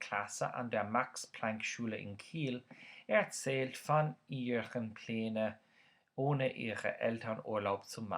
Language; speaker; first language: German; non-native, fluent; Irish